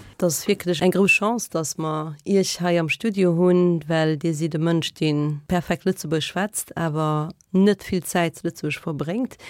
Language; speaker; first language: Luxembourgish; native; Luxembourgish